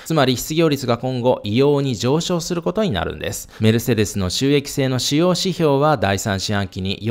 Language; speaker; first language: Japanese; native; Japanese